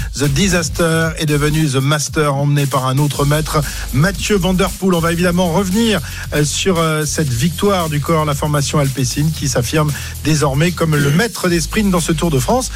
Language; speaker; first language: French; native; French